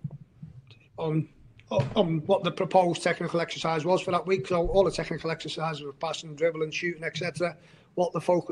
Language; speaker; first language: English; native; English